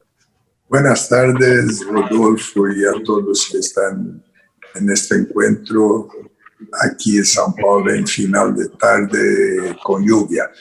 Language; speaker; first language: Spanish; non-native, fluent; Portuguese